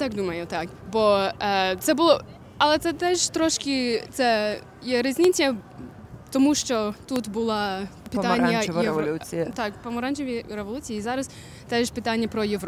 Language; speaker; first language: Ukrainian; non-native, learner; English